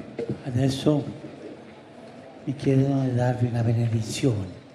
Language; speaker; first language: Italian; early bilingual, heritage; Spanish